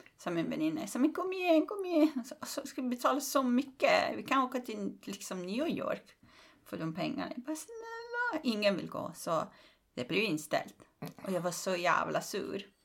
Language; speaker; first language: Swedish; non-native, fluent; Persian